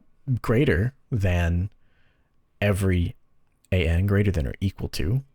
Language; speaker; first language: English; native; English